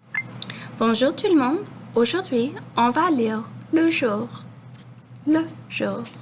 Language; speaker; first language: French; non-native, local second language; English